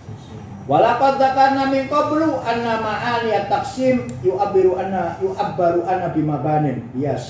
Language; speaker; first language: Arabic; non-native, fluent; Javanese